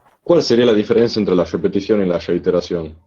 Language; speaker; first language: Spanish; native; Spanish